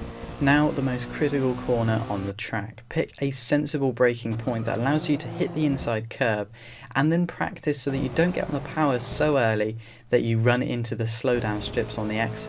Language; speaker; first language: English; native; English